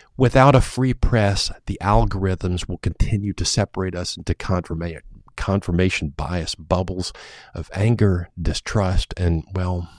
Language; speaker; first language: English; native; English